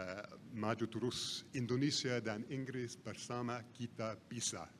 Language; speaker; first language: Indonesian; non-native, fluent; English